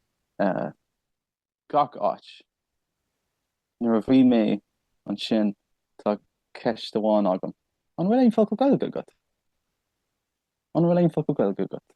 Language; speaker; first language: Irish; non-native, local second language; English